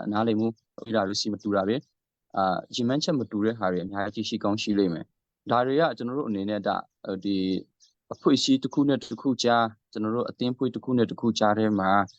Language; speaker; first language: Burmese; non-native, local second language; Hakha Chin